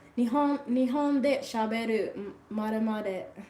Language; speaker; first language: Japanese; non-native, learner; English